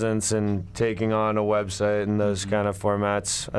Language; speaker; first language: English; native; English